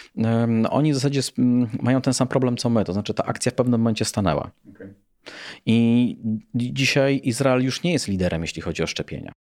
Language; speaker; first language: Polish; native; Polish